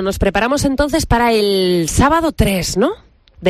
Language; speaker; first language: Spanish; native; Spanish